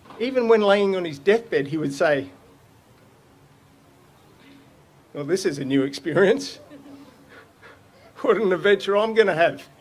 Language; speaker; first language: English; native; English